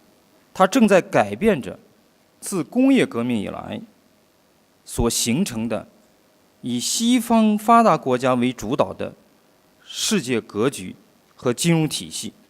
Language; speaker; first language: Chinese; native; Chinese